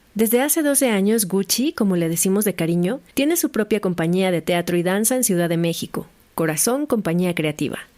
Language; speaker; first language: Spanish; native; Spanish